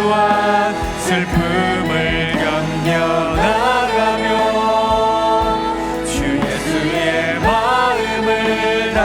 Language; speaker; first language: Korean; native; Korean